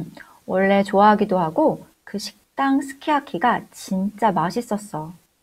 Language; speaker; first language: Korean; non-native, fluent; Chinese